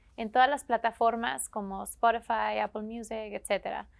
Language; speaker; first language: Spanish; native; Spanish